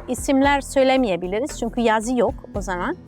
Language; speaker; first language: Turkish; non-native, learner; Italian